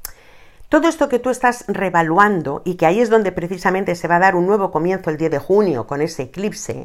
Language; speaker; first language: Spanish; native; Spanish